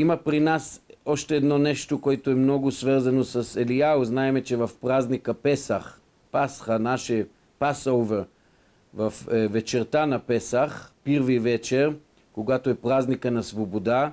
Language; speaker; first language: Bulgarian; non-native, fluent; Hebrew